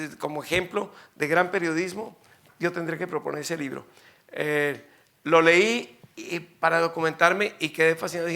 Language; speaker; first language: Spanish; native; Spanish